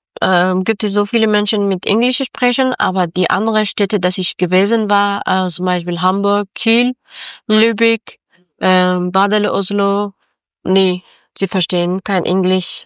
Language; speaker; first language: German; non-native, learner; Persian